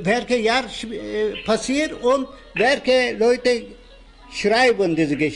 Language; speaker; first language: German; non-native, learner; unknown